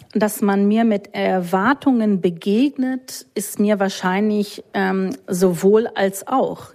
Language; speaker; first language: German; non-native, fluent; English